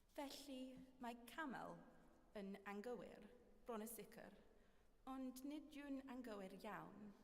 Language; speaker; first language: Welsh; non-native, fluent; English